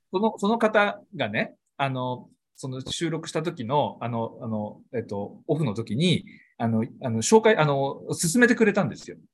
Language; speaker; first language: Japanese; native; Japanese